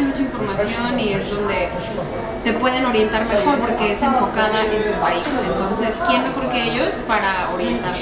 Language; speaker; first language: Spanish; native; Spanish